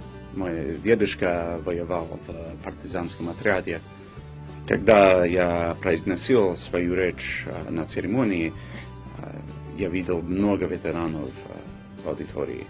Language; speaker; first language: Russian; non-native, fluent; English